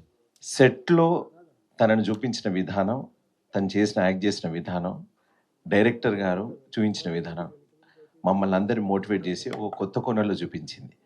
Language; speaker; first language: Telugu; native; Telugu